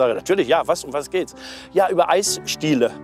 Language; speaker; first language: German; native; German